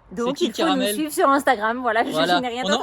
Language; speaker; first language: French; native; French